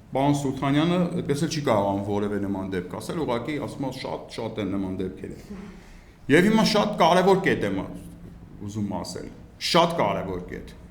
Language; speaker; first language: Armenian; native; Armenian